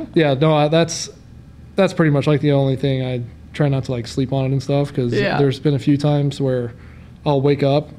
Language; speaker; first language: English; native; English